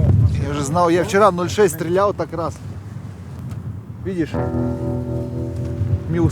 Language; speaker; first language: Russian; native; Russian